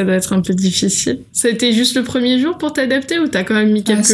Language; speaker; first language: French; native; French